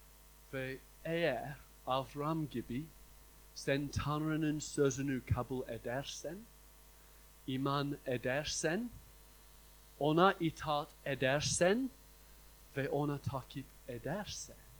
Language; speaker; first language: Turkish; non-native, fluent; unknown